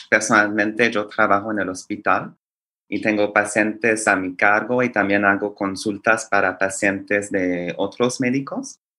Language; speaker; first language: Spanish; non-native, fluent; English